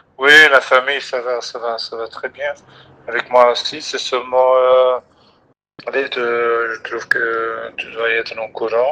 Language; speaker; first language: French; non-native, local second language; Dutch